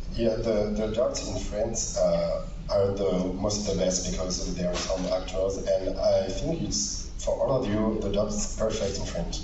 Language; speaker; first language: English; non-native, learner; French